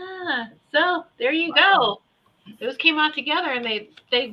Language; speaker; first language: English; native; English